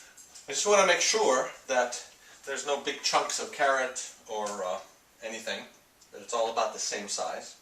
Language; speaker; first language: English; native; English